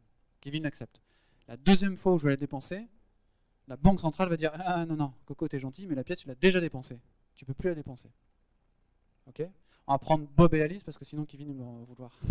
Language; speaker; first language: French; native; French